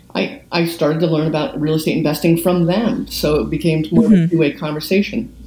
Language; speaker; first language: English; native; English